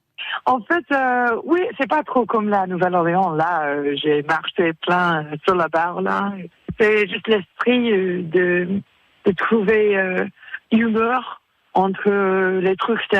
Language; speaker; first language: French; non-native, fluent; English